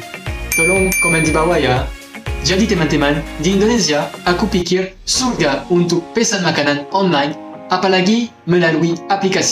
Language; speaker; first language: Indonesian; non-native, fluent; French